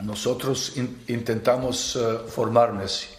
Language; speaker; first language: Spanish; non-native, fluent; Serbian